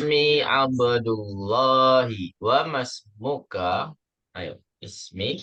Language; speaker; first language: Arabic; non-native, fluent; Indonesian